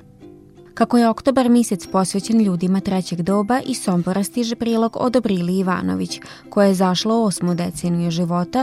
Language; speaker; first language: Serbian; native; Serbian